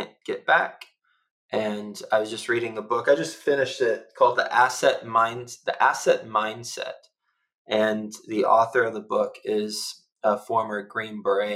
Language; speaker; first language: English; native; English